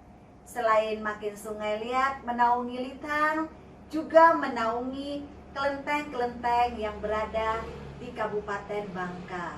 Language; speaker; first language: Indonesian; native; Indonesian